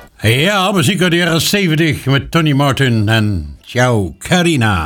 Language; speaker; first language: Dutch; native; Dutch